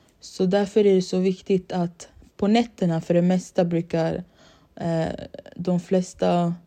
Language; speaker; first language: Swedish; early bilingual, other home language; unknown